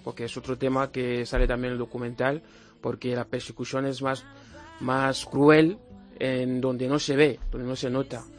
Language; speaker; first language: Spanish; non-native, fluent; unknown